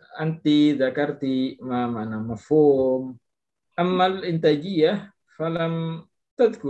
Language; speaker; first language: Arabic; non-native, fluent; Indonesian